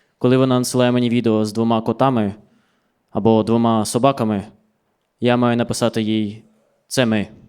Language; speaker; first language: Ukrainian; non-native, local second language; Russian